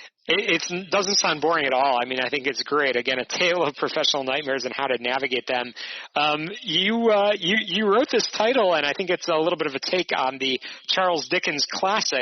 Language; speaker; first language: English; native; English